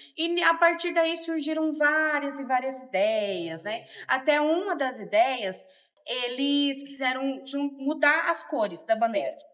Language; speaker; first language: Portuguese; native; Portuguese